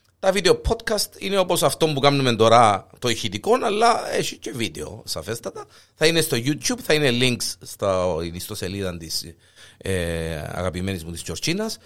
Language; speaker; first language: Greek; native; Greek